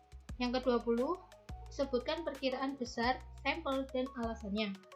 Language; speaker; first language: Indonesian; native; Indonesian